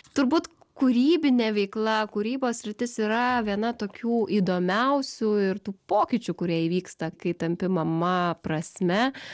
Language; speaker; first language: Lithuanian; native; Lithuanian